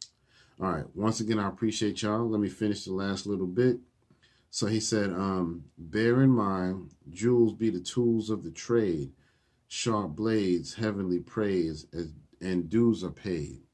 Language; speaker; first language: English; native; English